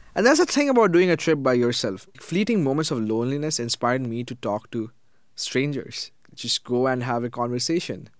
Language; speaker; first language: English; non-native, fluent; Japanese